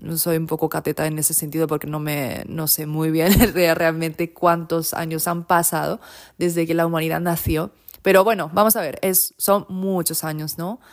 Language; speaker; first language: Spanish; non-native, fluent; Japanese